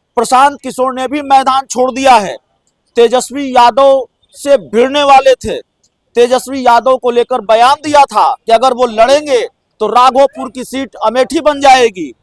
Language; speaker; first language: Hindi; native; Hindi